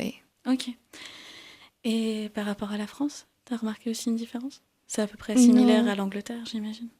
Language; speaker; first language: French; native; French